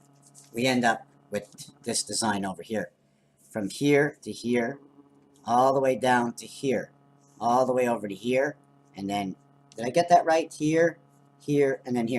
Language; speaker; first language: English; native; English